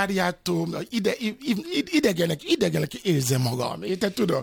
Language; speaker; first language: Hungarian; non-native, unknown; Yoruba